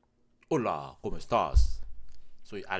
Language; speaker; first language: Spanish; non-native, learner; Korean